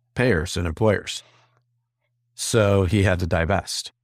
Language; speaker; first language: English; native; English